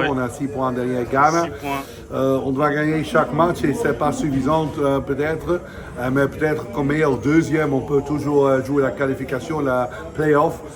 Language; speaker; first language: French; non-native, fluent; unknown